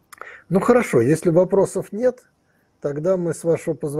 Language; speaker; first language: Russian; native; Russian